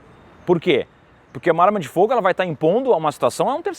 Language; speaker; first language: Portuguese; native; Portuguese